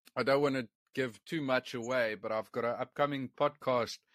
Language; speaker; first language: English; non-native, local second language; Afrikaans